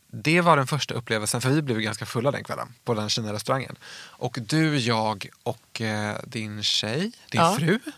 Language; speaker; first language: Swedish; early bilingual, other home language; Serbian